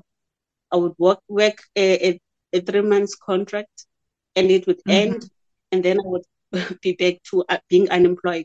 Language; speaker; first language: English; non-native, local second language; Xhosa